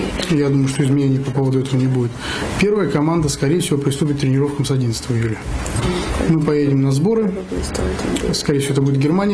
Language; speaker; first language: Russian; native; Russian